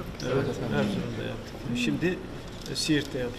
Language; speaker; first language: Turkish; native; Turkish